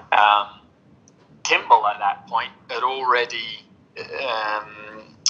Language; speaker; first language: English; native; English